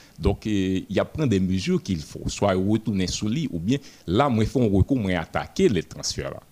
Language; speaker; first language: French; non-native, local second language; Haitian Creole